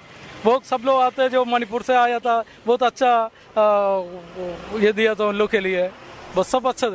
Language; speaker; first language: Hindi; non-native, local second language; Malayalam